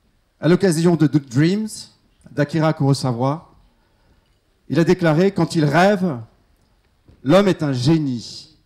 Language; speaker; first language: French; native; French